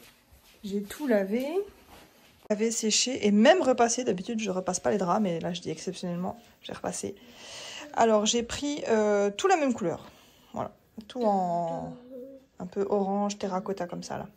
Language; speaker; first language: French; native; French